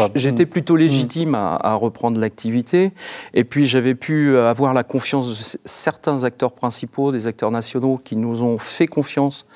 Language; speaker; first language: French; native; French